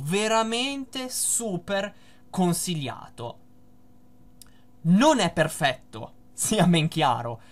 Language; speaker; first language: Italian; native; Italian